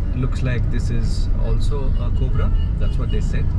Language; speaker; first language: English; non-native, local second language; Kannada